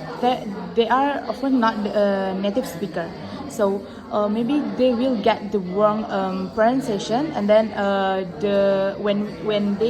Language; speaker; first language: English; non-native, learner; Indonesian